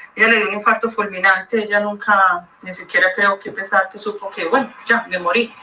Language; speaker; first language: Spanish; native; Spanish